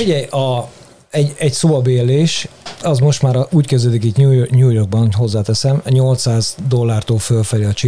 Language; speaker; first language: Hungarian; native; Hungarian